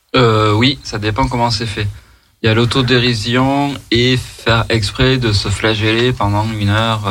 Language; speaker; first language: French; native; French